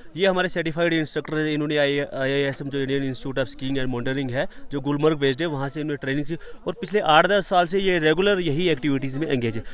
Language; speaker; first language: Hindi; non-native, local second language; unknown